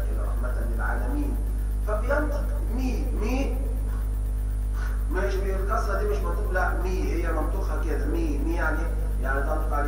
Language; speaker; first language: Arabic; native; Arabic